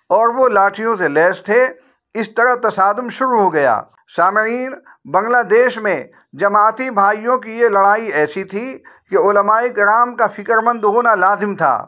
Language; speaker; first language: Hindi; native; Hindi